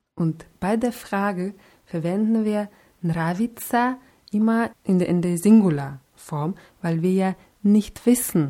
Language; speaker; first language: German; non-native, fluent; Russian